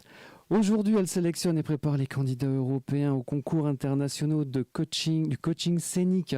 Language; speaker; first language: French; native; French